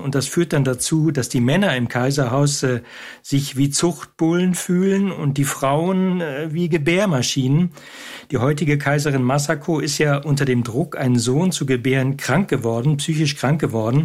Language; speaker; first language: German; native; German